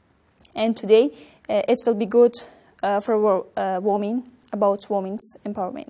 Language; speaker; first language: English; non-native, learner; Persian